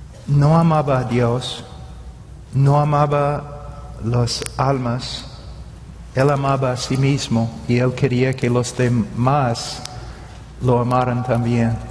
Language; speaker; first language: Spanish; non-native, fluent; English